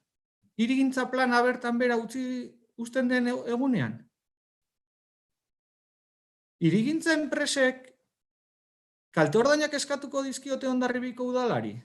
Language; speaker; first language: Basque; native; Basque